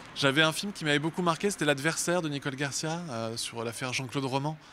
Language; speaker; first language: French; native; French